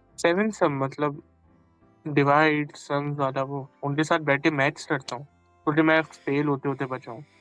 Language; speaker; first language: Urdu; early bilingual, heritage; Hindi